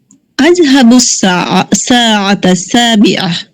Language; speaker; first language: Arabic; non-native, learner; Bangla